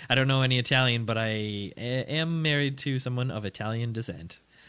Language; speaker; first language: English; native; English